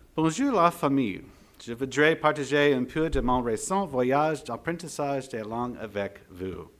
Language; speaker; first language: French; non-native, learner; English